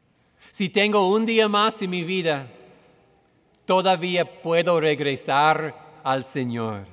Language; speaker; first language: Spanish; non-native, fluent; English